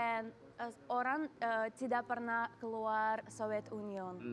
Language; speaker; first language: Indonesian; non-native, learner; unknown